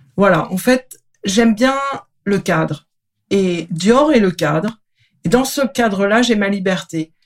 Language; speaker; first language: French; native; French